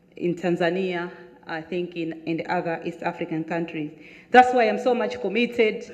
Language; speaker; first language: English; non-native, local second language; Swahili